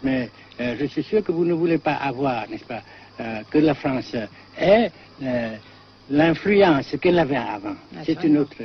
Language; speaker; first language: French; non-native, fluent; Vietnamese